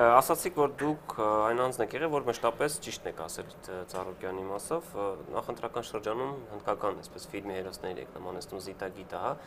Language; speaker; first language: Armenian; native; Armenian